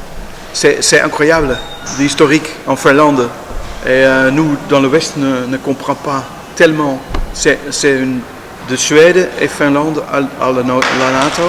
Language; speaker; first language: French; non-native, learner; Dutch